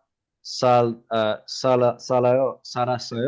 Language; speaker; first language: Korean; non-native, learner; English